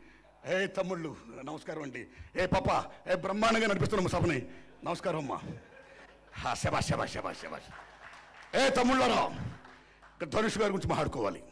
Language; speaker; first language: Telugu; native; Telugu